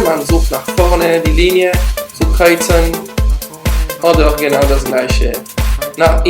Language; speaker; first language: German; non-native, learner; French